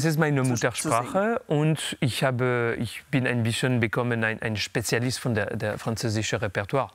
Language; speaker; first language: German; non-native, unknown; French